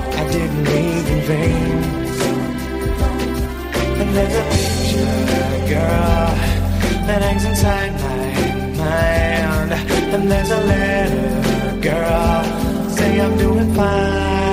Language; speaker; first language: English; native; English